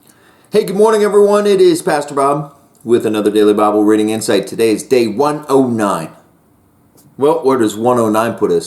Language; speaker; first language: English; native; English